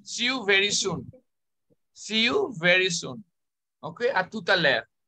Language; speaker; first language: English; non-native, local second language; Bangla